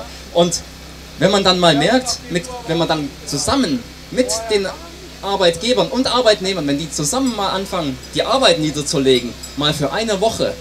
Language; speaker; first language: German; native; German